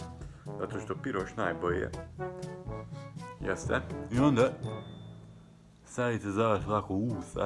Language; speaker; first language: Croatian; non-native, local second language; Hungarian